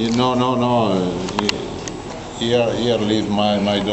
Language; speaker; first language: English; non-native, learner; Italian